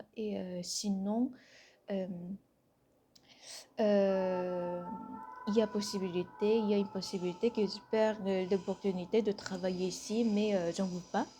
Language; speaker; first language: French; non-native, fluent; Korean